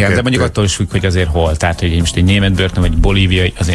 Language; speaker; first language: Hungarian; native; Hungarian